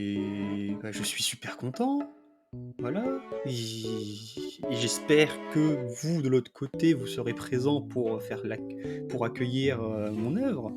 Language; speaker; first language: French; native; French